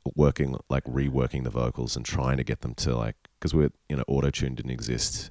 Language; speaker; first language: English; native; English